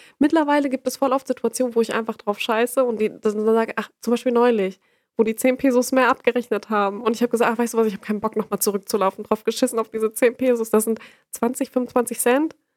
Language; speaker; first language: German; native; German